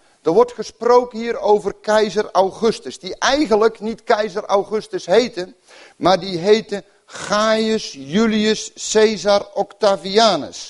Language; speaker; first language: Dutch; native; Dutch